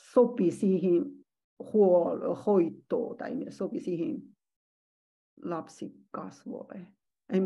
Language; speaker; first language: Finnish; non-native, learner; Chinese